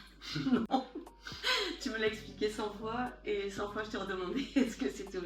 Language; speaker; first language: French; native; French